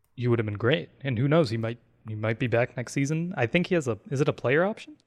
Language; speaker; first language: English; native; English